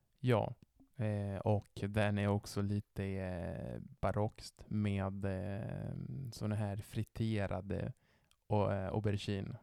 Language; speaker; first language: Swedish; non-native, fluent; Italian